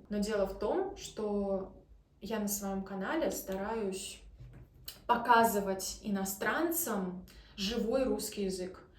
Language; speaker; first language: Russian; native; Russian